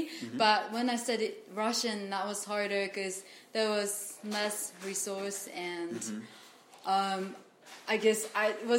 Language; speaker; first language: English; non-native, fluent; Japanese